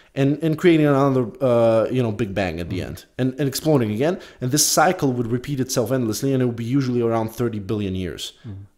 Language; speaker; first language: English; non-native, fluent; Polish